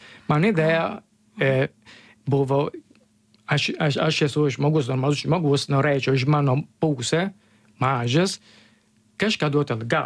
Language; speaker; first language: Lithuanian; non-native, learner; Italian